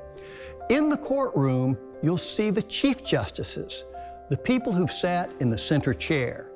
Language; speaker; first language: English; native; English